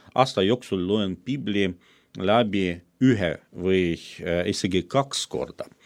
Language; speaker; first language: Estonian; non-native, fluent; Russian